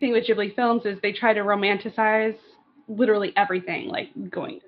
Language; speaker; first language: English; native; English